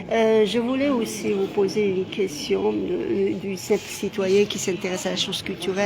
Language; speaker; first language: French; non-native, local second language; Arabic